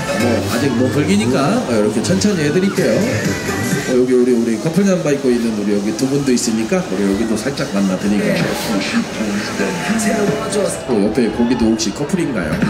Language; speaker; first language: Korean; native; Korean